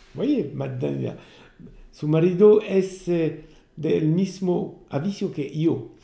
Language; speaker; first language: Spanish; non-native, learner; French